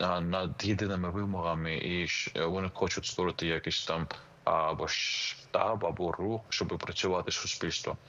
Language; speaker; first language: Ukrainian; non-native, fluent; Georgian